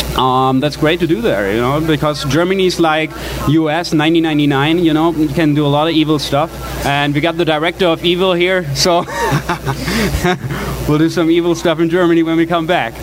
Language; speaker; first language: English; non-native, fluent; German